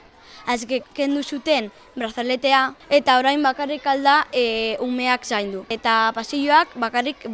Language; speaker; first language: Basque; non-native, local second language; Spanish